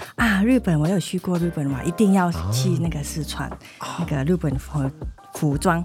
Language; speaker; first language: Chinese; non-native, fluent; Thai